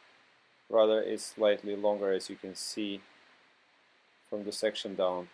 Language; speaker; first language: English; non-native, fluent; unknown